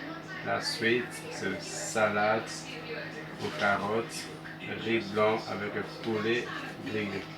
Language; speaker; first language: French; non-native, fluent; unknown